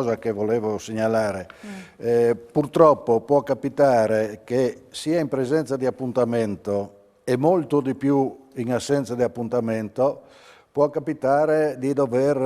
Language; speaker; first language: Italian; native; Italian